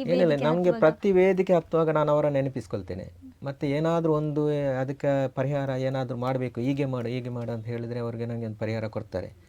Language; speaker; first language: Kannada; non-native, local second language; Tulu